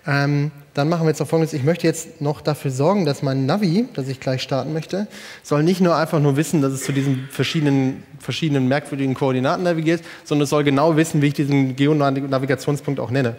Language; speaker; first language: German; native; German